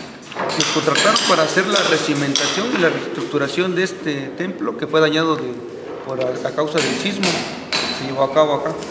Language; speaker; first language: Spanish; native; Spanish